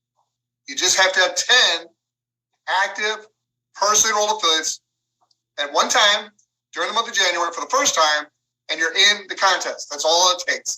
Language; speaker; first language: English; native; English